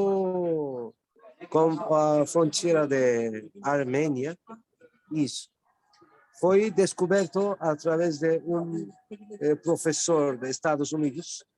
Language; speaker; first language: Portuguese; non-native, learner; Turkish